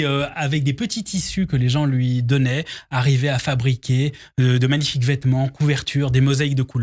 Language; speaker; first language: French; native; French